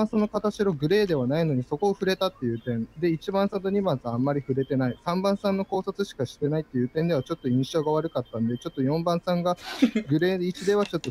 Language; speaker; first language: Japanese; native; Japanese